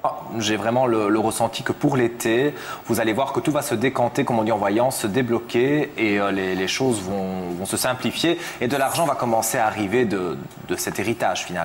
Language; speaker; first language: French; native; French